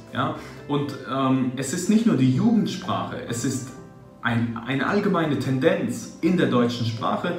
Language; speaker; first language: German; early bilingual, other home language; Russian